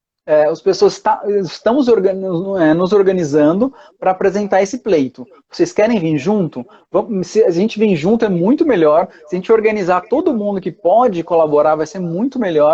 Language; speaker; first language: Portuguese; native; Portuguese